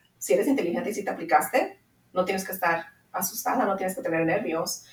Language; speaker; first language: Spanish; early bilingual, heritage; Spanish